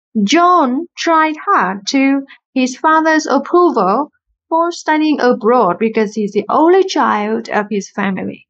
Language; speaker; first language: English; non-native, fluent; Vietnamese